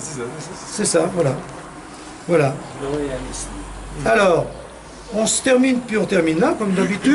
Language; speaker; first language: French; native; French